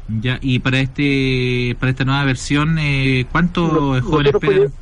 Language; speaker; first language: Spanish; native; Spanish